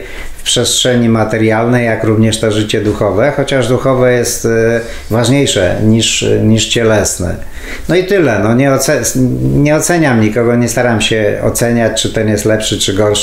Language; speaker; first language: Polish; native; Polish